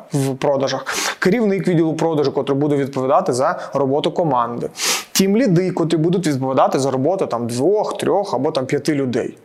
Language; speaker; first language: Ukrainian; non-native, local second language; Russian